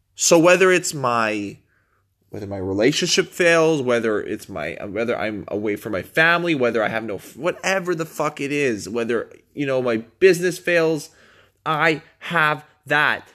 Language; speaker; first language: English; native; English